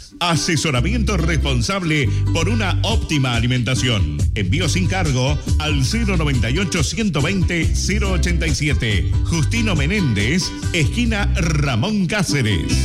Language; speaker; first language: Spanish; native; Spanish